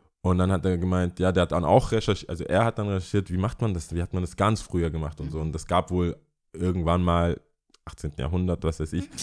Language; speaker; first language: German; early bilingual, other home language; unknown